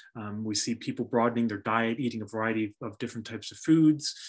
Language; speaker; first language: English; native; English